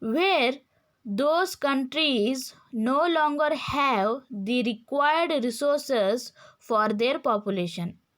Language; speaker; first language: English; non-native, local second language; Kannada